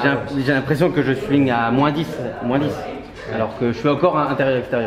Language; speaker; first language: French; native; French